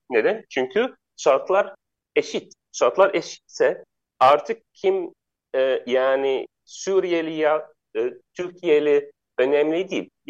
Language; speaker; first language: Turkish; non-native, learner; Arabic